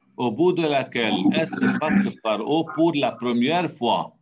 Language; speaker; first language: French; non-native, local second language; Arabic